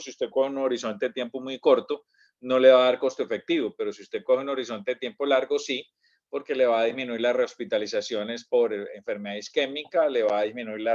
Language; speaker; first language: Spanish; native; Spanish